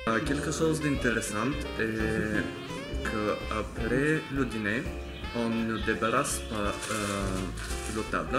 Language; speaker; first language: French; non-native, fluent; Bulgarian